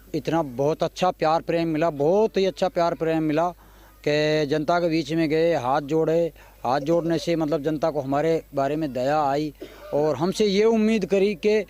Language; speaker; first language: Hindi; native; Hindi